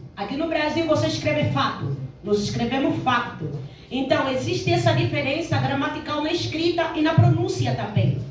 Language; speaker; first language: Portuguese; native; Portuguese